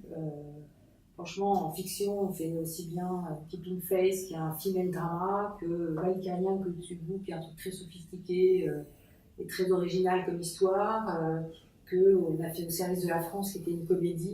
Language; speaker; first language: French; native; French